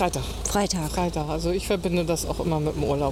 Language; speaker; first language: German; native; German